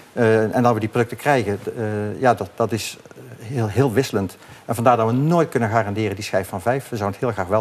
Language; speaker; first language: Dutch; native; Dutch